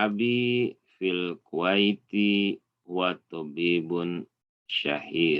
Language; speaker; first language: Arabic; non-native, learner; Indonesian